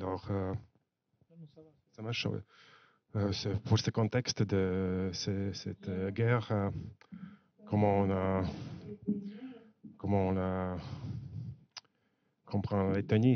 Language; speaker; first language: French; non-native, fluent; Latvian